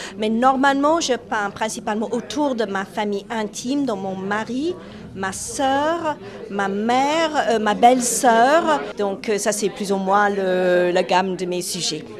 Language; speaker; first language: French; non-native, fluent; English